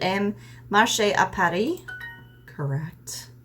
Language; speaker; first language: French; non-native, learner; English